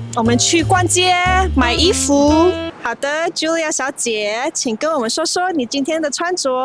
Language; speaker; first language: Chinese; early bilingual, other home language; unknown